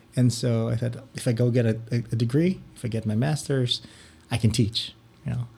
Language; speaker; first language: English; non-native, local second language; Filipino